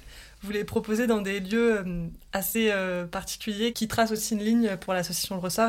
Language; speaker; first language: French; native; French